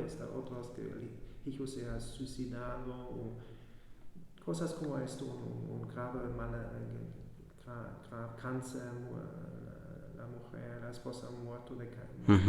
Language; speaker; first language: Spanish; non-native, fluent; German